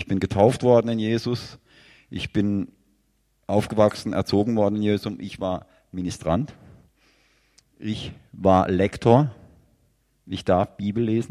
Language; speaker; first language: German; native; German